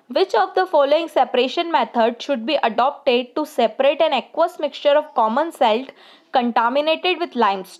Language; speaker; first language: Hindi; native; Hindi